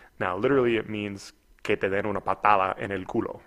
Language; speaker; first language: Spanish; non-native, fluent; English